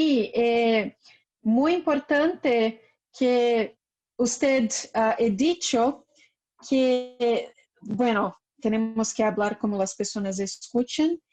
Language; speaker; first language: Spanish; non-native, fluent; Portuguese